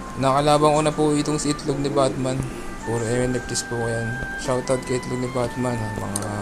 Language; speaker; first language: Filipino; native; Filipino